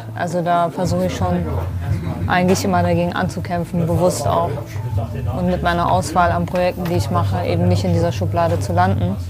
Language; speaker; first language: German; early bilingual, other home language; Kurdish